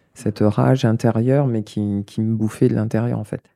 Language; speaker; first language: French; native; French